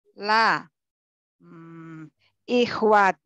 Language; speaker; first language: Arabic; non-native, learner; Indonesian